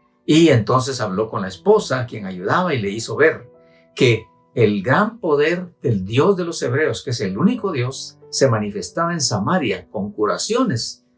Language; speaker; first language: Spanish; native; Spanish